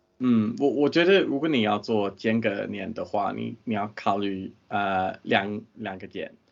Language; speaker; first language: Chinese; non-native, fluent; English